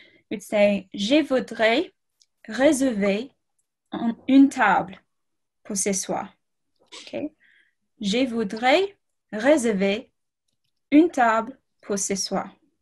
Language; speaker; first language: French; non-native, fluent; English